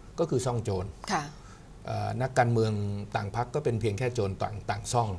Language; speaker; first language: Thai; native; Thai